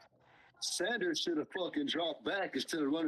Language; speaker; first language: English; native; English